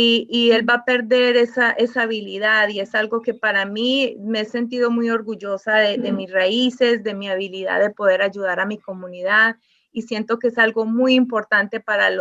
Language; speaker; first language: Spanish; early bilingual, other home language; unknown